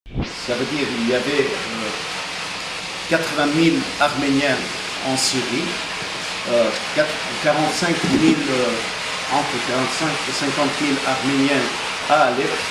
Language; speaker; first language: French; non-native, fluent; Armenian